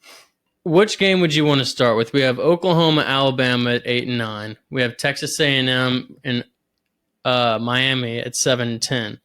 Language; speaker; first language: English; native; English